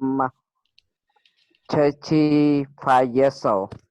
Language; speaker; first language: English; non-native, learner; Vietnamese